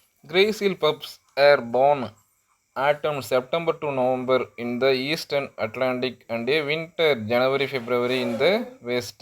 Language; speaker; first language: English; non-native, local second language; Tamil